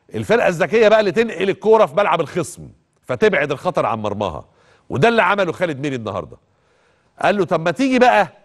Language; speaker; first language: Egyptian Arabic; native; Egyptian Arabic